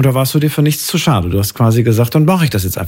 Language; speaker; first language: German; native; German